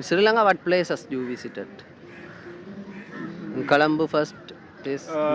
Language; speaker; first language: English; non-native, local second language; Tamil